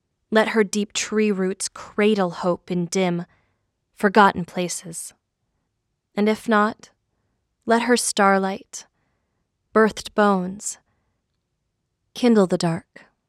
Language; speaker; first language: English; native; English